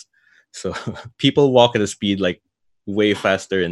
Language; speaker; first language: English; native; English